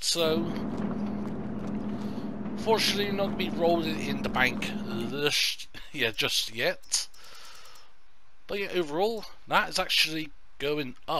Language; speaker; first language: English; native; English